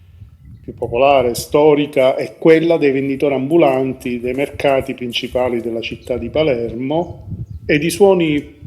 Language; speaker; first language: Italian; native; Italian